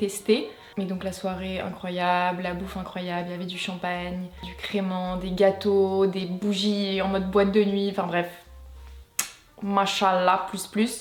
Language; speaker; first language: French; native; French